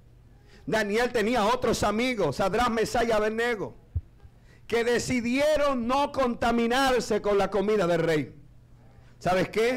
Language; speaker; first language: Spanish; native; Spanish